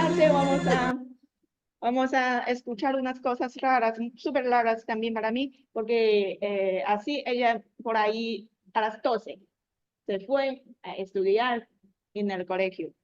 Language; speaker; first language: Spanish; non-native, learner; Chinese